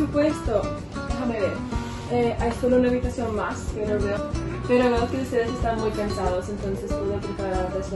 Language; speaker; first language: Spanish; non-native, learner; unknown